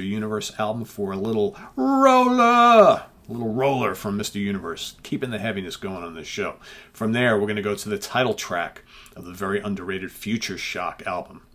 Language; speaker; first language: English; native; English